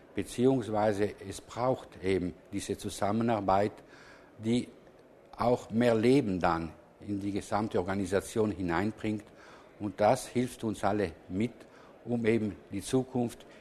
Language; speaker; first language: German; non-native, local second language; Ladin